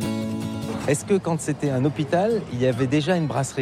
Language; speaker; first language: French; native; French